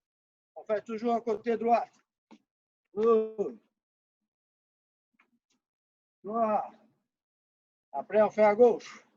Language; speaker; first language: French; non-native, fluent; Portuguese